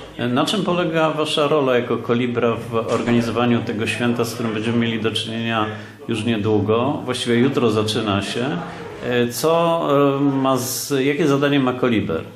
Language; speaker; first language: Polish; native; Polish